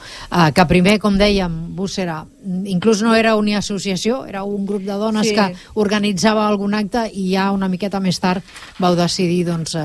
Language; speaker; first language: Catalan; native; Catalan